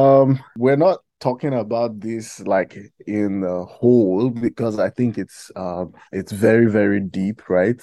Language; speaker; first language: English; non-native, local second language; Yoruba